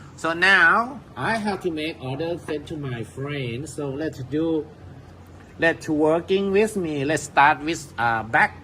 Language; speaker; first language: English; non-native, learner; Thai